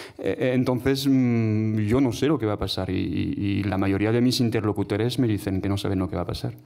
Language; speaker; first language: Spanish; non-native, fluent; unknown